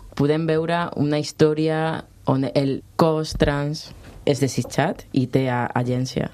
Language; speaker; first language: Catalan; non-native, local second language; Spanish